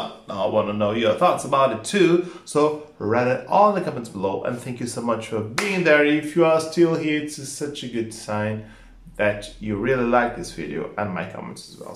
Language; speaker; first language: English; non-native, fluent; Portuguese